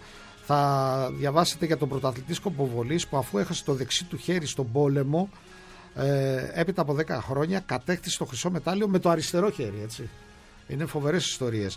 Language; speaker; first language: Greek; native; Greek